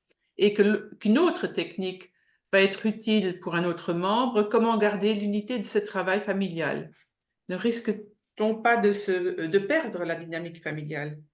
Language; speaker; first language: French; native; French